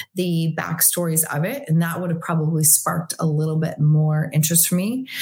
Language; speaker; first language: English; native; English